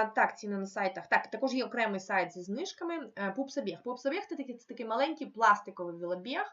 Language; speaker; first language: Ukrainian; non-native, local second language; Russian